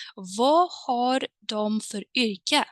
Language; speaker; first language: Swedish; non-native, fluent; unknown